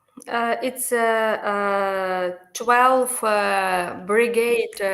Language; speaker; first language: English; non-native, learner; Ukrainian